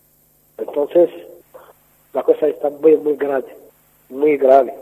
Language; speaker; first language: Spanish; non-native, fluent; Arabic